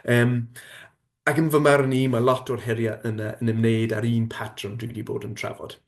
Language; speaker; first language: Welsh; non-native, fluent; English